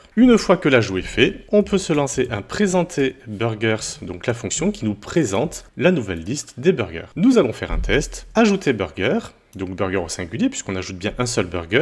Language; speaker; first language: French; native; French